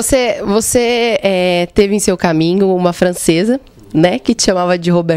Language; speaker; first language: Portuguese; native; Portuguese